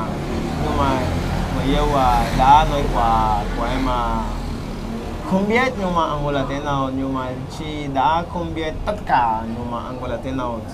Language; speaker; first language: Vietnamese; non-native, learner; Portuguese